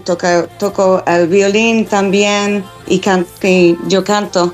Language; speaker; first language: Spanish; non-native, fluent; English